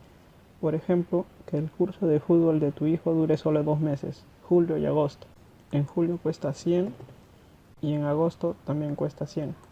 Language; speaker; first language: Spanish; native; Spanish